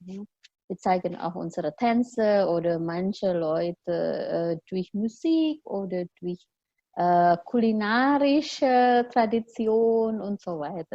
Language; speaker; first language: German; non-native, fluent; Indonesian